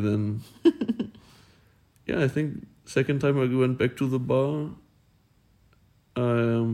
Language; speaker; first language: English; non-native, fluent; German